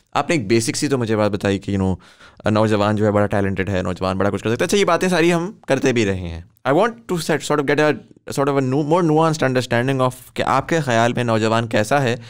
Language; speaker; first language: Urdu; native; Urdu